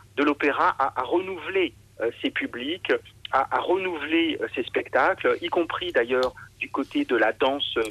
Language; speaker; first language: Italian; native; Italian